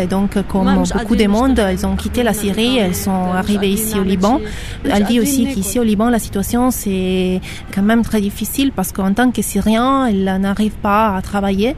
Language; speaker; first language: French; non-native, fluent; Italian